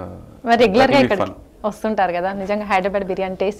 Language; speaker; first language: Telugu; native; Telugu